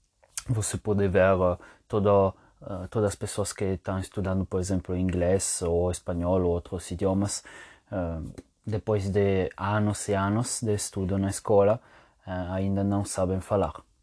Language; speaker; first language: Portuguese; non-native, fluent; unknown